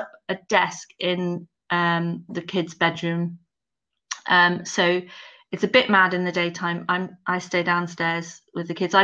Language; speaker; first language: English; native; English